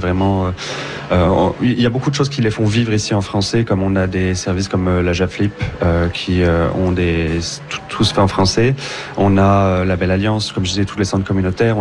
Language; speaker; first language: French; native; French